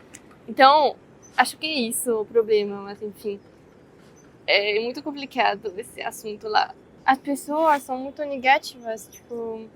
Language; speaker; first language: Portuguese; non-native, fluent; French